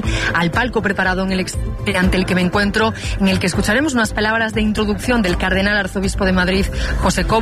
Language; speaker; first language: Spanish; native; Spanish